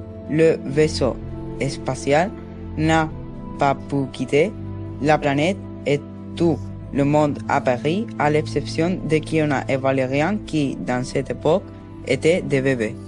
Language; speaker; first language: French; non-native, learner; Spanish